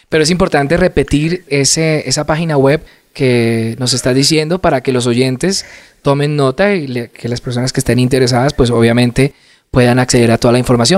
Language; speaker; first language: Spanish; native; Spanish